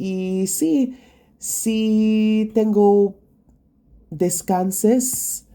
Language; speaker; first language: Spanish; non-native, learner; English